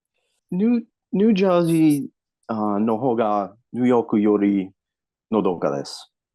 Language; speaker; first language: Japanese; non-native, learner; English